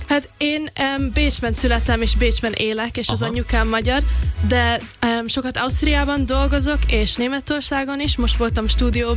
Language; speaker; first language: Hungarian; early bilingual, heritage; Hungarian